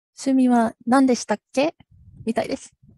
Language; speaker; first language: Japanese; non-native, fluent; English